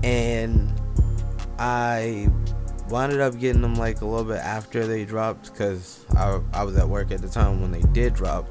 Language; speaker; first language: English; native; English